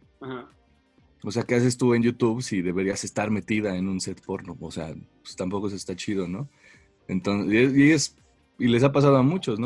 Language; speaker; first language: Spanish; native; Spanish